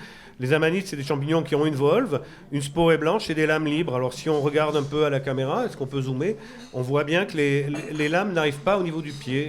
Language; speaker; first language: French; native; French